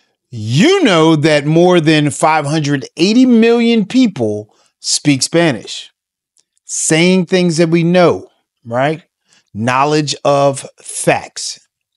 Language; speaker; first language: English; native; English